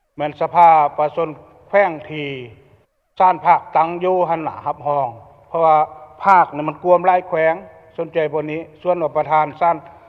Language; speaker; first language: Lao; native; Lao